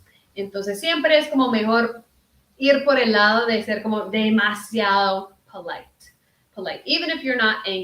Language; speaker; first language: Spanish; early bilingual, heritage; Spanish